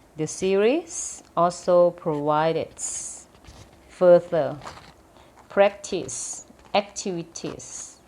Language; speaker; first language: English; non-native, learner; Thai